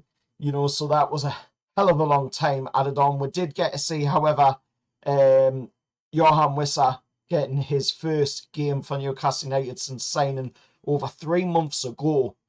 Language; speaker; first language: English; native; English